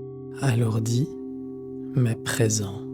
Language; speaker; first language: French; native; French